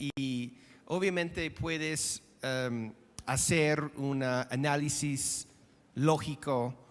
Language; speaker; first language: Spanish; non-native, fluent; English